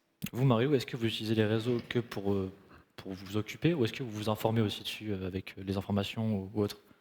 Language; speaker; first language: French; native; French